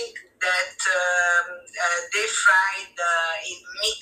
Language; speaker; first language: English; non-native, fluent; Italian